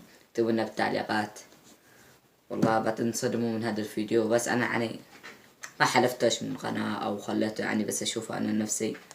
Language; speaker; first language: Arabic; native; Arabic